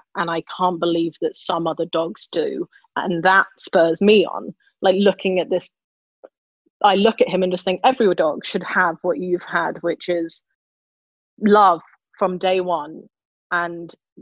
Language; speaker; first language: English; native; English